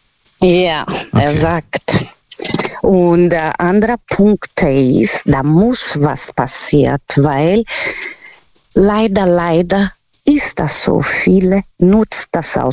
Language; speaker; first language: German; non-native, learner; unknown